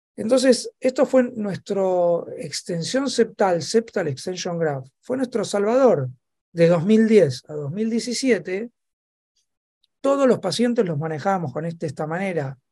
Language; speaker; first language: Spanish; native; Spanish